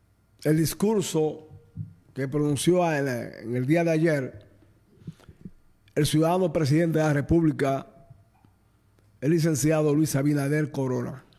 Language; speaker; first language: Spanish; native; Spanish